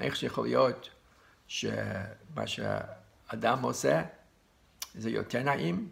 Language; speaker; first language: Hebrew; non-native, fluent; English